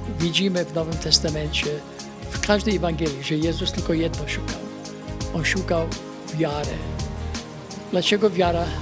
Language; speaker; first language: Polish; early bilingual, heritage; Polish